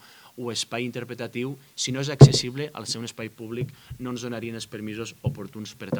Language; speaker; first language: Catalan; native; Catalan